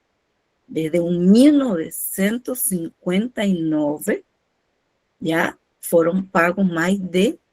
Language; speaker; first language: Portuguese; non-native, fluent; Spanish